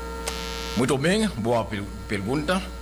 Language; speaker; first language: Portuguese; non-native, local second language; Haitian Creole